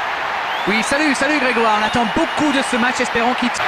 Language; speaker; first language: French; native; French